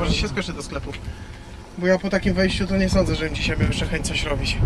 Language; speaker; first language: Polish; native; Polish